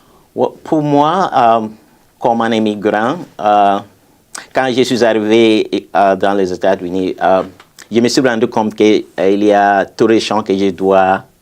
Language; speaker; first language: French; non-native, fluent; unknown